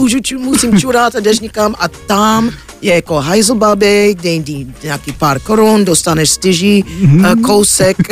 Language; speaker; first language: Czech; non-native, fluent; English